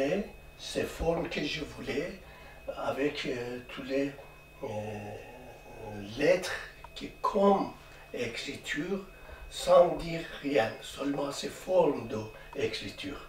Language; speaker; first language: French; non-native, learner; Persian